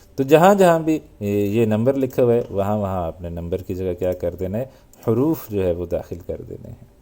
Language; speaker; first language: Urdu; native; Urdu